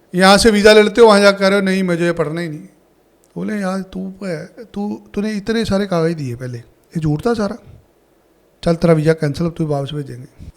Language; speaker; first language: Hindi; non-native, local second language; Punjabi